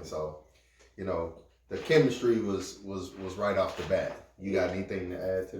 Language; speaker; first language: English; native; English